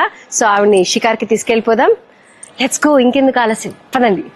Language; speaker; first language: Telugu; native; Telugu